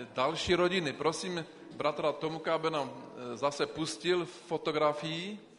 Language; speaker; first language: Czech; native; Czech